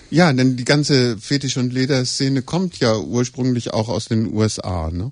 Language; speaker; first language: German; native; German